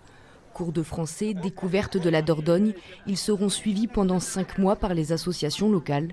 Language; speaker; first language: French; native; French